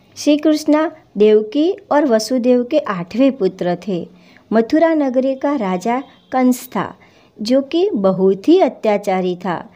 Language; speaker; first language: Hindi; non-native, local second language; Gujarati